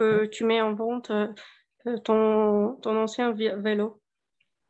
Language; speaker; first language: French; non-native, learner; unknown